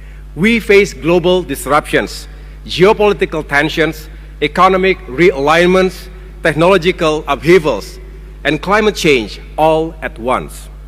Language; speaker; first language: English; non-native, fluent; Indonesian